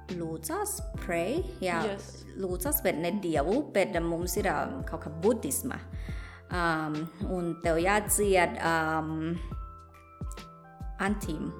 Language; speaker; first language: Latvian; non-native, fluent; Thai